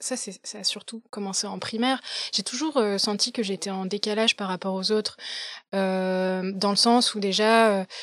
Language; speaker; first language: French; native; French